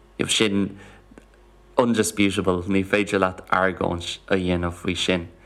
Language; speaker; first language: Irish; non-native, local second language; English